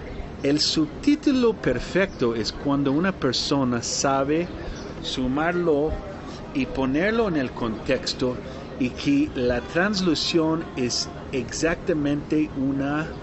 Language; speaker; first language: Spanish; non-native, learner; English